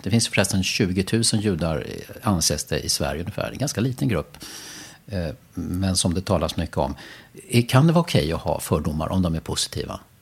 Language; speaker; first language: Swedish; native; Swedish